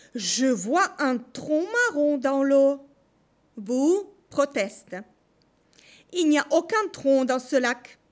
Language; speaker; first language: French; non-native, fluent; Russian